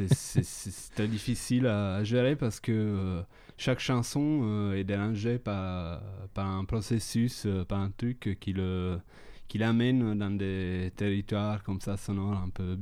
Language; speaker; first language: French; non-native, fluent; Italian